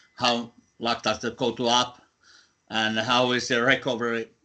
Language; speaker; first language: English; non-native, learner; Finnish